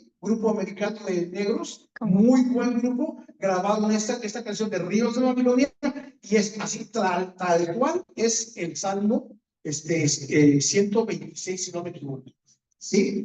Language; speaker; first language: Spanish; native; Spanish